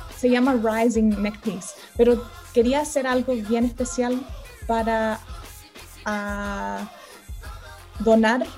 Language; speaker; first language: Spanish; early bilingual, heritage; Spanish